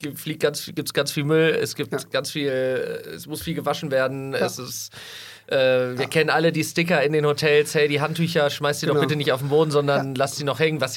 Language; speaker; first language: German; native; German